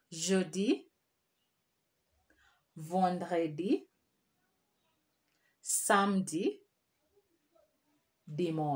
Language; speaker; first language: French; non-native, fluent; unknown